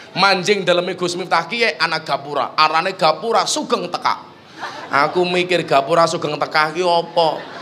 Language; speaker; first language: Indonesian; non-native, local second language; Javanese